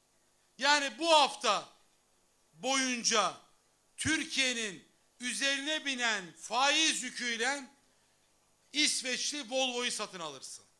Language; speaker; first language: Turkish; native; Turkish